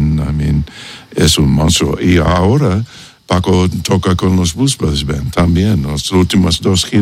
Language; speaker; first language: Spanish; non-native, learner; English